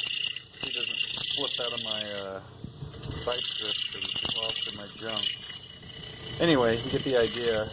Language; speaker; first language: English; native; English